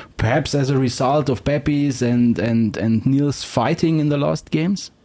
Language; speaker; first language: English; non-native, fluent; German